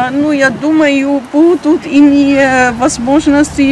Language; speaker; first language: Russian; non-native, fluent; German